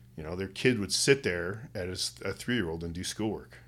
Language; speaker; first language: English; native; English